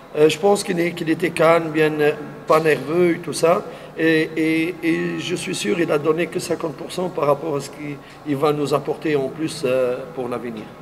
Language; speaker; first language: French; non-native, local second language; Arabic